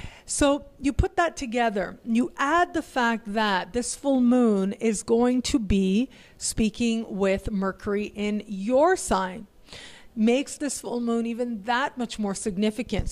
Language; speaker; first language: English; native; English